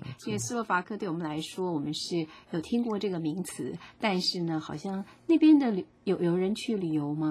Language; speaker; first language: Chinese; native; Chinese